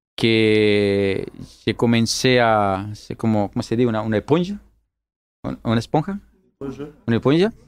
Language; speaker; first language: French; non-native, learner; Spanish